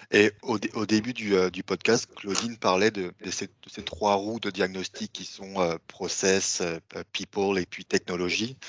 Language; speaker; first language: French; native; French